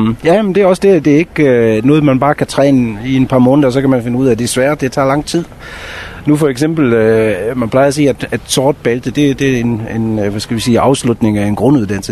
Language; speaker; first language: Danish; native; Danish